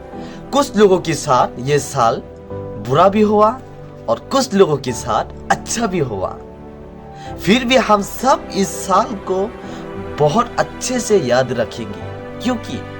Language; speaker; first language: Hindi; non-native, local second language; Kok Borok